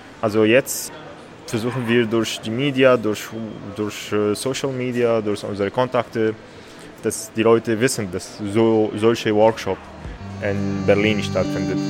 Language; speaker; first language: German; non-native, learner; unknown